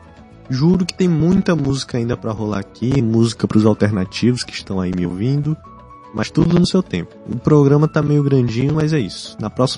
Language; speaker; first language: Portuguese; native; Portuguese